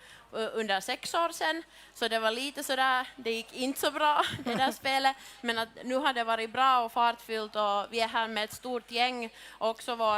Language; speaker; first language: Swedish; non-native, local second language; Finnish